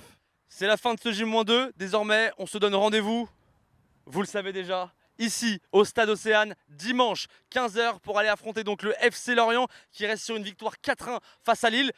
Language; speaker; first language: French; native; French